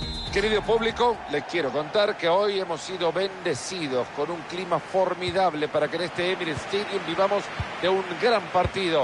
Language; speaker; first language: Spanish; native; Spanish